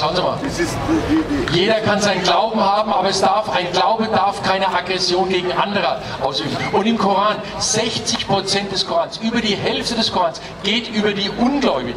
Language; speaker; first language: German; native; German